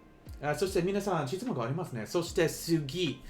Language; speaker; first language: Japanese; non-native, learner; English